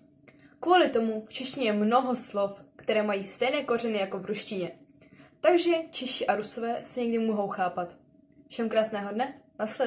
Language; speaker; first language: Czech; early bilingual, other home language; Russian